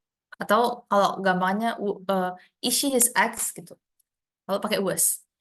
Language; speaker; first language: Indonesian; native; Indonesian